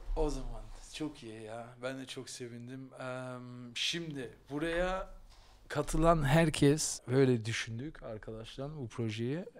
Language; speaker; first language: Turkish; early bilingual, heritage; Turkish